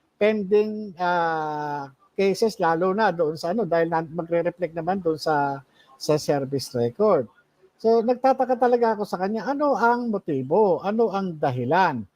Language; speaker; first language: Filipino; native; Filipino